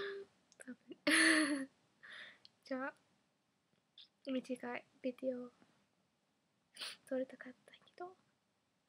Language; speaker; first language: Japanese; non-native, learner; English